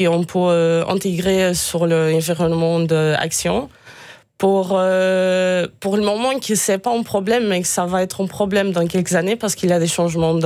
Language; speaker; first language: French; non-native, fluent; Portuguese